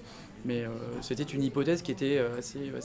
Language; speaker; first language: French; native; French